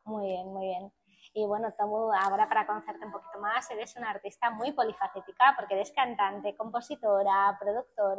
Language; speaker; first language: Spanish; native; Spanish